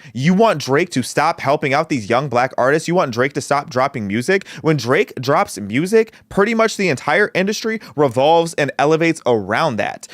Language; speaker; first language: English; native; English